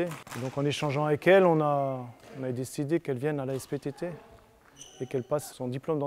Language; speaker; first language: French; native; French